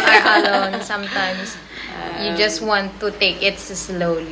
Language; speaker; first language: English; non-native, local second language; Filipino